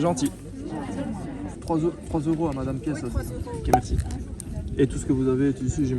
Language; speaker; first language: French; native; French